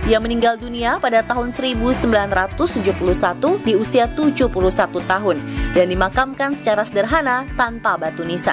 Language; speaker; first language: Indonesian; native; Indonesian